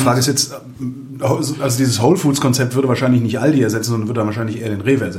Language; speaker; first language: German; native; German